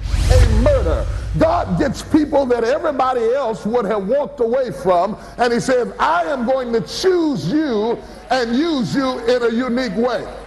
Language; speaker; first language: English; native; English